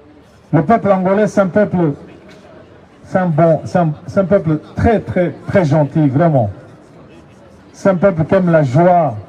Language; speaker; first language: French; non-native, fluent; Portuguese